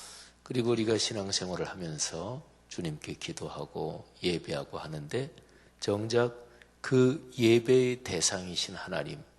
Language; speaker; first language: Korean; native; Korean